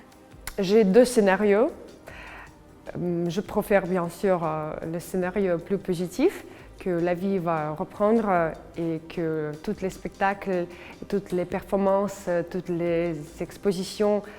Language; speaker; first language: French; non-native, fluent; Russian